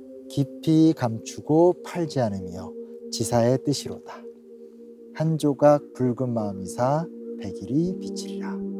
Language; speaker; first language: Korean; native; Korean